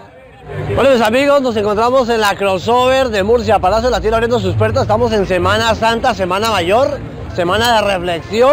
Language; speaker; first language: Spanish; native; Spanish